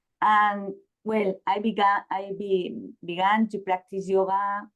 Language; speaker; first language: English; non-native, learner; Spanish